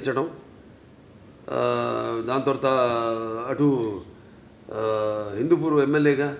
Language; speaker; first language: Telugu; native; Telugu